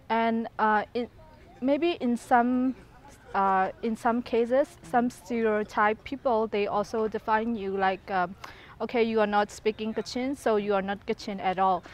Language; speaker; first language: English; non-native, fluent; Kachin